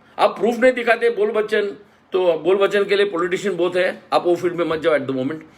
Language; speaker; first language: Hindi; non-native, local second language; Marathi